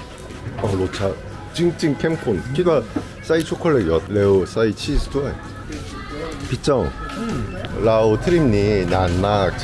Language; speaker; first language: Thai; non-native, learner; Korean